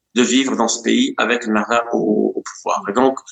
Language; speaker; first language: French; non-native, local second language; Arabic